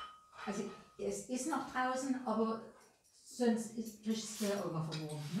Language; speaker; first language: German; native; German